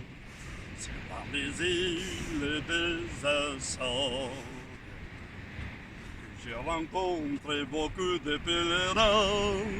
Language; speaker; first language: French; non-native, learner; Portuguese